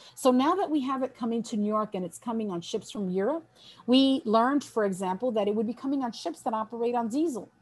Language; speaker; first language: English; early bilingual, other home language; Spanish